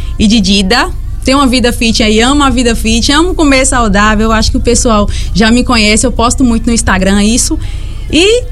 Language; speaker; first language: Portuguese; native; Portuguese